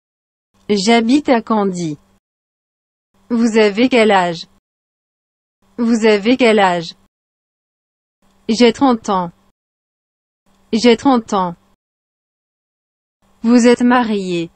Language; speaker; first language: French; non-native, fluent; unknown